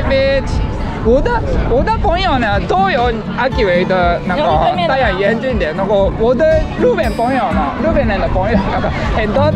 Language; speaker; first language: Chinese; non-native, learner; Japanese